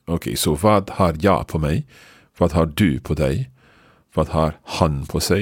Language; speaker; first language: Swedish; non-native, learner; English